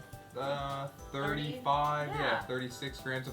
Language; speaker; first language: English; native; English